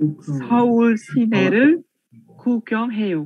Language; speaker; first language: Korean; non-native, learner; Khmer